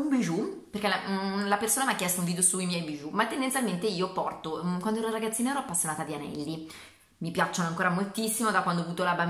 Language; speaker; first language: Italian; native; Italian